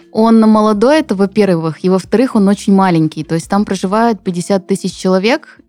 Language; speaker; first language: Russian; native; Russian